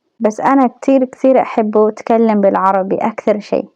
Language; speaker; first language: Arabic; non-native, fluent; Bangla